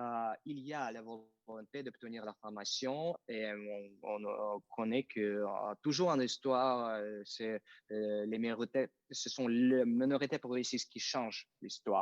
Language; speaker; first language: French; non-native, fluent; Russian